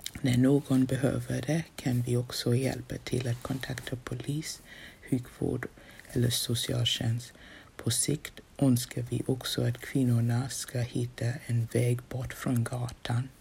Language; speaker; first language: Swedish; non-native, fluent; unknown